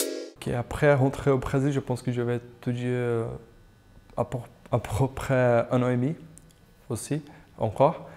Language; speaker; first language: French; non-native, fluent; Portuguese